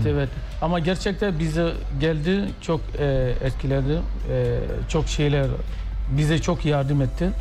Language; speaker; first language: Turkish; non-native, learner; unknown